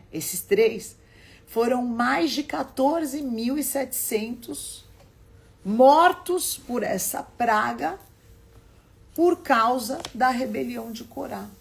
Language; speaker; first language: Portuguese; native; Portuguese